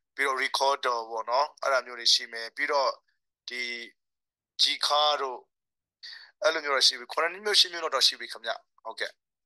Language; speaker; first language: Burmese; non-native, local second language; Hakha Chin